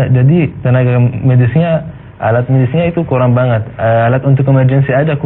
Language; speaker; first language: Indonesian; non-native, fluent; Arabic